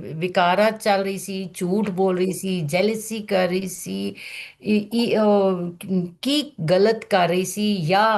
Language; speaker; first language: Hindi; non-native, local second language; Punjabi